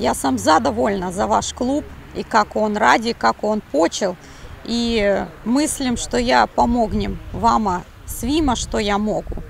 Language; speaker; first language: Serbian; non-native, learner; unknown